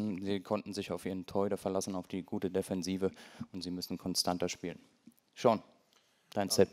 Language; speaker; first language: German; native; German